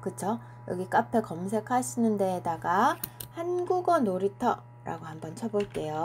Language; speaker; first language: Korean; native; Korean